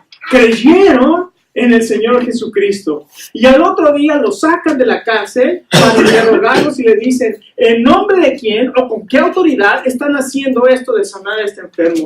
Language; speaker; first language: Spanish; native; Spanish